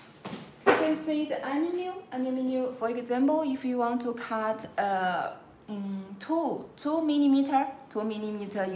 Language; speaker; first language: English; non-native, learner; Chinese